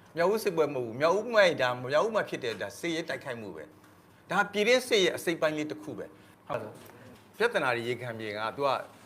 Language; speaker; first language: Burmese; non-native, local second language; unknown